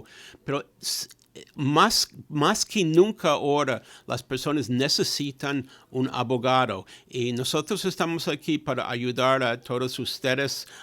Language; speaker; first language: Spanish; non-native, fluent; English